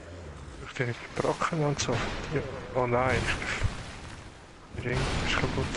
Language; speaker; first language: German; native; German